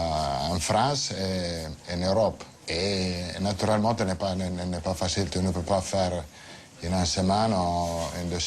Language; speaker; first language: French; non-native, fluent; Italian